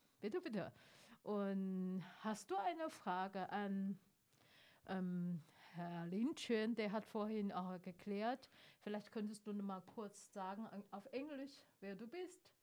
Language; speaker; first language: German; non-native, fluent; Chinese